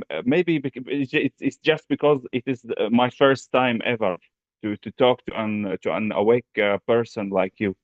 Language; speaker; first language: English; non-native, fluent; Arabic